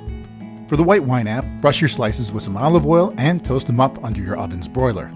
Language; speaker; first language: English; native; English